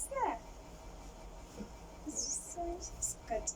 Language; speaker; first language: English; non-native, learner; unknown